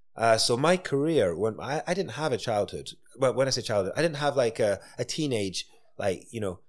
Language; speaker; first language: English; native; English